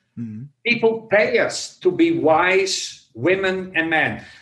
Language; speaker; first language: English; non-native, fluent; Dutch